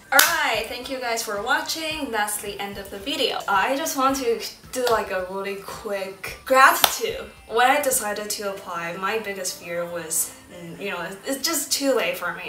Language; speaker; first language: English; early bilingual, other home language; Chinese